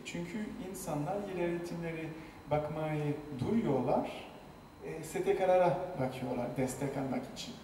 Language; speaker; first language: Turkish; non-native, fluent; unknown